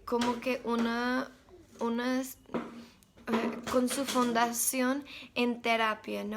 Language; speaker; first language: Spanish; non-native, learner; English